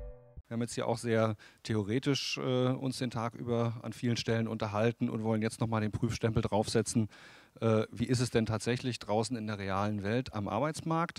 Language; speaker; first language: German; native; German